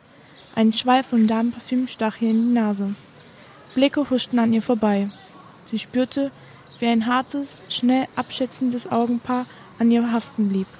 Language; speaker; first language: German; native; German